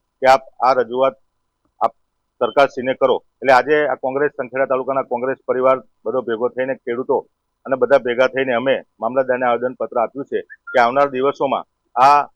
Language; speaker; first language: Gujarati; native; Gujarati